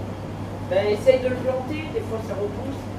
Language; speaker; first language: French; native; French